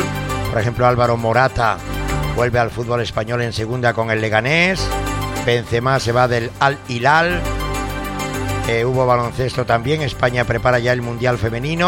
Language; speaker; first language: Spanish; native; Spanish